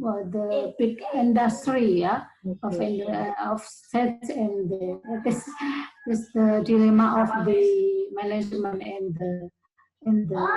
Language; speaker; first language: English; non-native, learner; Indonesian